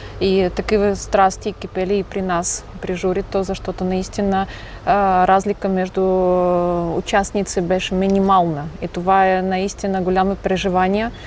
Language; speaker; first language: Bulgarian; non-native, fluent; Russian